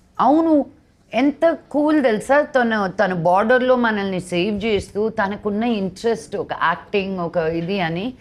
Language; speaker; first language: Telugu; native; Telugu